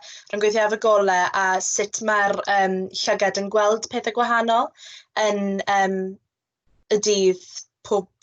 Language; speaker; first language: Welsh; non-native, local second language; English